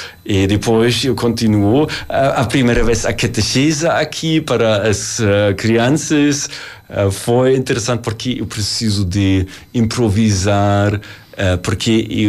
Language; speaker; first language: Portuguese; non-native, learner; German